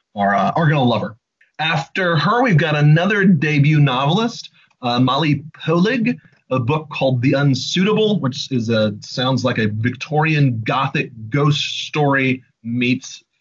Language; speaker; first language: English; native; English